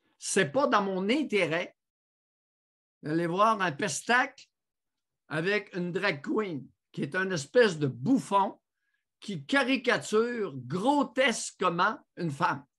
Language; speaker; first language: French; native; French